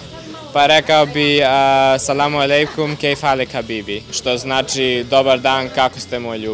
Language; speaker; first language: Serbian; early bilingual, heritage; Serbian